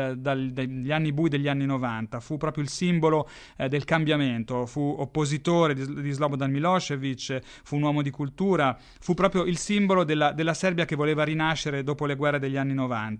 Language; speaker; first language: Italian; native; Italian